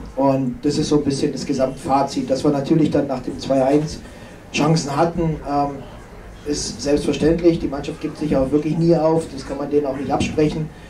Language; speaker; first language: German; native; German